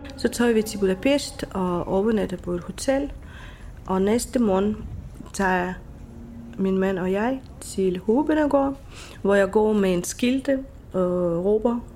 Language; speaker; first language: Danish; non-native, fluent; Ukrainian